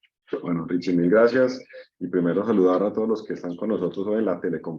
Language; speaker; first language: Spanish; native; Spanish